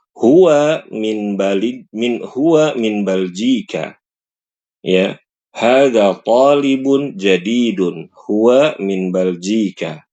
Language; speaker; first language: Arabic; non-native, fluent; Indonesian